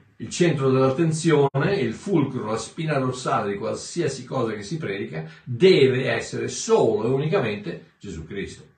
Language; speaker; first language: Italian; native; Italian